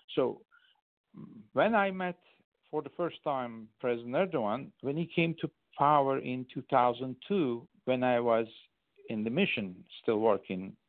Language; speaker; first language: English; non-native, fluent; Turkish